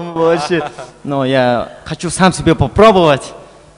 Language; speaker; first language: Russian; non-native, local second language; Buriat